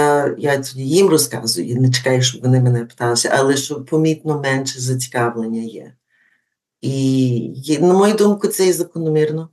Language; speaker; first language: Ukrainian; early bilingual, heritage; Ukrainian